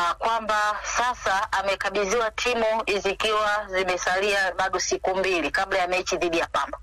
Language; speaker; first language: Swahili; non-native, local second language; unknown